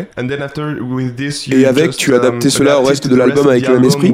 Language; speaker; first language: French; native; French